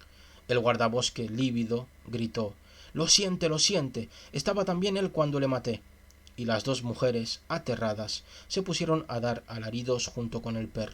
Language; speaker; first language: Spanish; native; Spanish